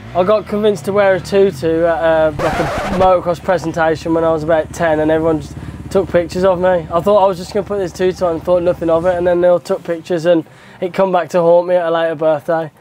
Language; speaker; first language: English; native; English